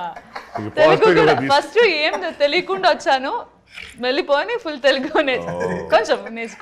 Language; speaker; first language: Telugu; non-native, learner; Malayalam